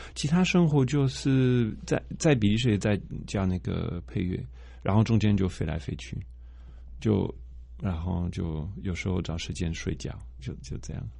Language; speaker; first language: Chinese; non-native, fluent; French